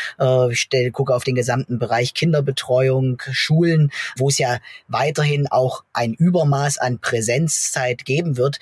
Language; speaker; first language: German; native; German